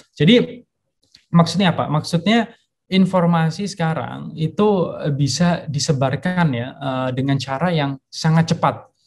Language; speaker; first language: Indonesian; early bilingual, heritage; Indonesian